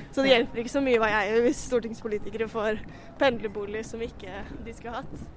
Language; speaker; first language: Norwegian; native; Norwegian